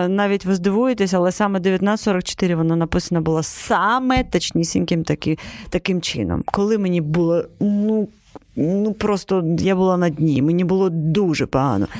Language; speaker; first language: Ukrainian; non-native, local second language; Crimean Tatar